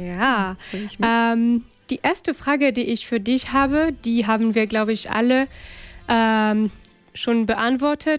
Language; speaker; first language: German; non-native, fluent; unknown